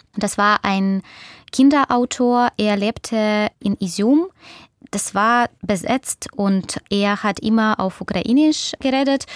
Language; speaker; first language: German; non-native, fluent; Russian